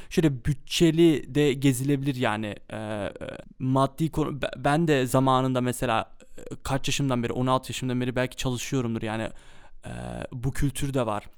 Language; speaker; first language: Turkish; early bilingual, heritage; Turkish